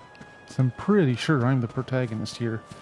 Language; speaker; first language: English; native; English